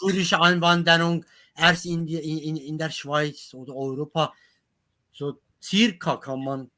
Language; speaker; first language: German; non-native, learner; Kurdish